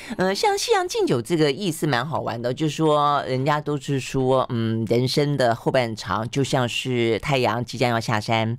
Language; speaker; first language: Chinese; native; Chinese